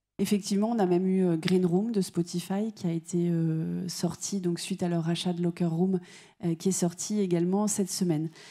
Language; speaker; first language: French; native; French